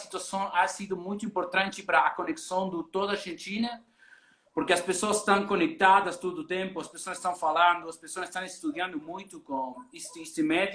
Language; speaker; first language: Portuguese; non-native, learner; Spanish